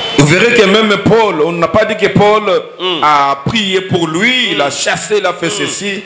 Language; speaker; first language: French; non-native, local second language; Lingala